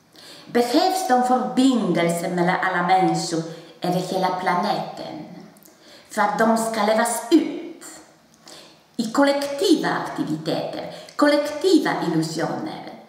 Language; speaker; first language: Swedish; non-native, fluent; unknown